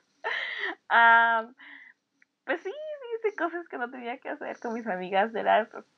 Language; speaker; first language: Spanish; early bilingual, heritage; Spanish